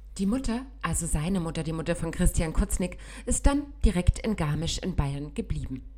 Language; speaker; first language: German; native; German